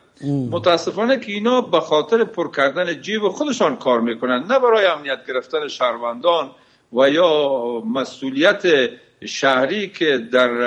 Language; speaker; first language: Persian; native; Persian